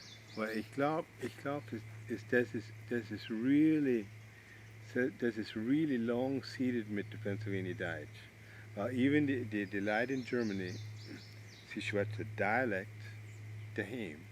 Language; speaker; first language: German; early bilingual, heritage; Pennsylvania German